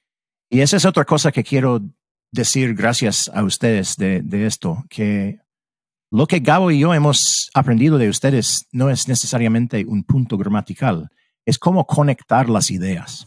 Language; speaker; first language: Spanish; early bilingual, heritage; English